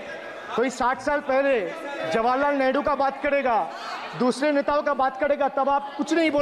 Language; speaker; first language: Hindi; non-native, local second language; Bangla